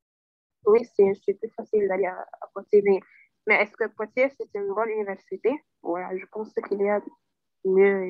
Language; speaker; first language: French; non-native, learner; Arabic